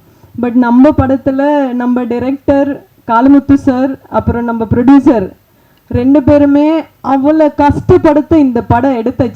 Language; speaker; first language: Tamil; non-native, learner; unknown